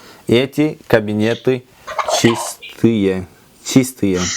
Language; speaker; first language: Russian; non-native, local second language; Kyrgyz